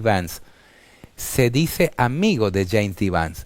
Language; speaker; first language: Spanish; native; Spanish